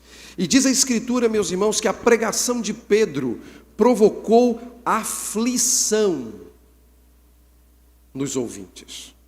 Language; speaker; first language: Portuguese; native; Portuguese